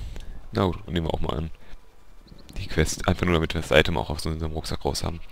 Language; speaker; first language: German; native; German